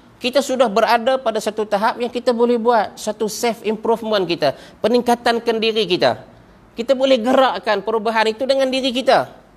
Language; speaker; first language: Malay; native; Malay